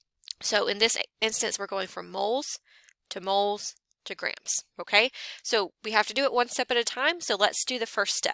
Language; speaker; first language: English; native; English